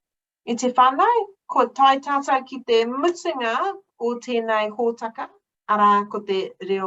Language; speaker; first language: Māori; non-native, fluent; English